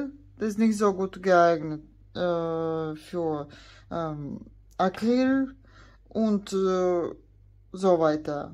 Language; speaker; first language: German; non-native, fluent; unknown